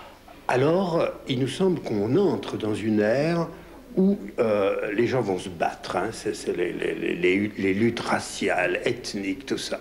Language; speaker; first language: French; native; French